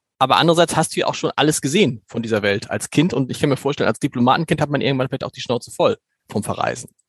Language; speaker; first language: German; native; German